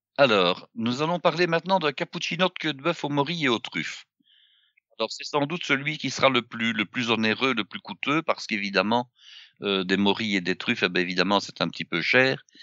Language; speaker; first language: French; native; French